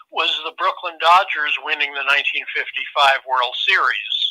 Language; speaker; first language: English; native; English